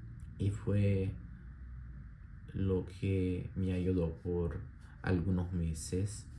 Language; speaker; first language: Spanish; non-native, learner; Portuguese